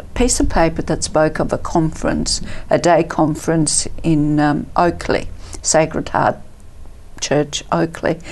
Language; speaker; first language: English; early bilingual, other home language; Italian